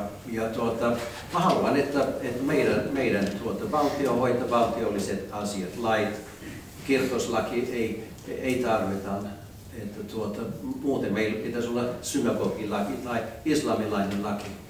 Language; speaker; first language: Finnish; non-native, fluent; English